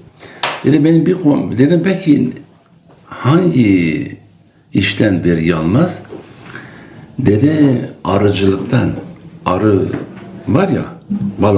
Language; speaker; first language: Turkish; non-native, local second language; Kurdish